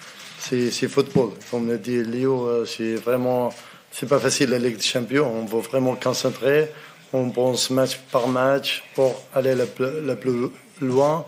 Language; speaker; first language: French; non-native, fluent; Arabic